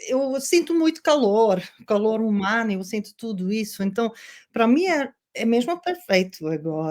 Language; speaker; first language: Portuguese; non-native, learner; Dutch